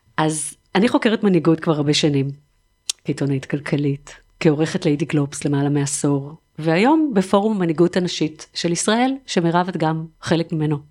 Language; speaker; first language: Hebrew; native; Hebrew